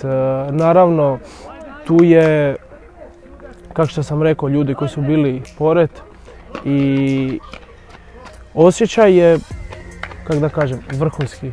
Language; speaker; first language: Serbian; non-native, fluent; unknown